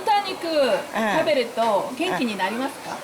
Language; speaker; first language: Japanese; non-native, learner; Korean